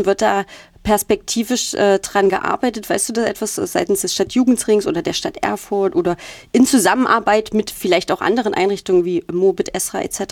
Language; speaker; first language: German; native; German